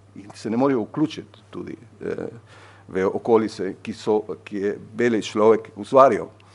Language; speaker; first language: Slovenian; non-native, fluent; Spanish